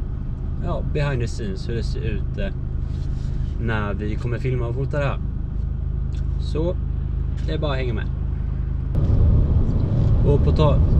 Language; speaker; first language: Swedish; native; Swedish